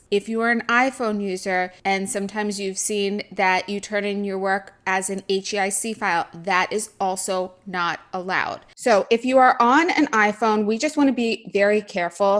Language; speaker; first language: English; native; English